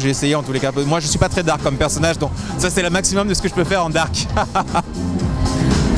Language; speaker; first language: French; native; French